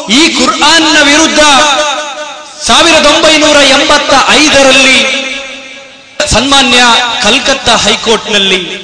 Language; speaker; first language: Kannada; non-native, local second language; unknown